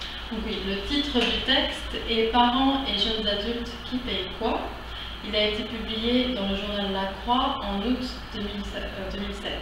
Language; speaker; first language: French; non-native, learner; Korean